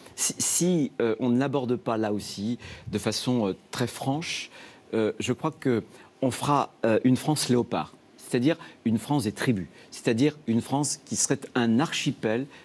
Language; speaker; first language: French; native; French